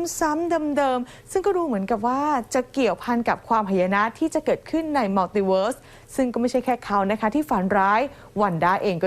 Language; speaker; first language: Thai; native; Thai